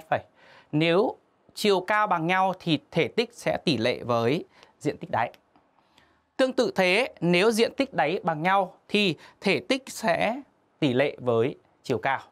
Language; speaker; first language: Vietnamese; native; Vietnamese